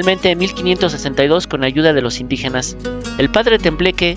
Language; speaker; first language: Spanish; native; Spanish